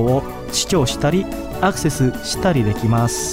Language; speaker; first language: Japanese; non-native, fluent; Indonesian